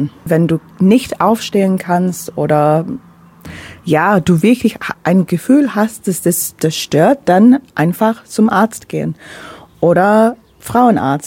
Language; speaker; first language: German; non-native, fluent; English